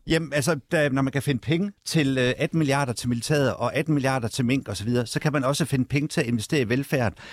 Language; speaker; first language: Danish; native; Danish